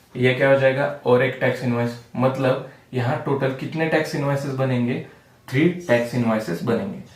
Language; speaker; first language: Hindi; non-native, local second language; Marathi